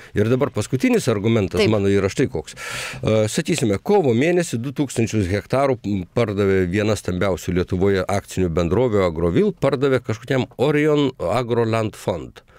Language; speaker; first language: Lithuanian; native; Lithuanian